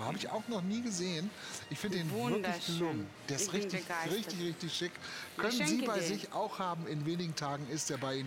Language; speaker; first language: German; native; German